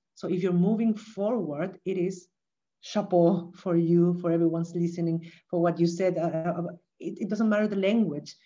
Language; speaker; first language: English; non-native, fluent; Spanish